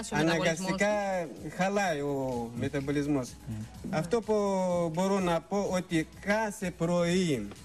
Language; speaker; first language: Greek; non-native, fluent; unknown